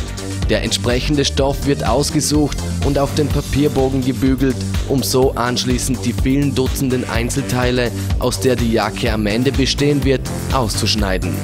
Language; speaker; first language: German; native; German